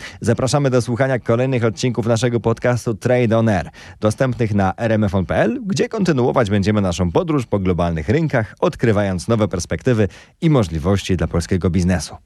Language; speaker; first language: Polish; native; Polish